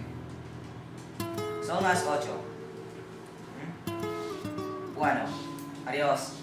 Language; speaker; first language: Spanish; non-native, learner; English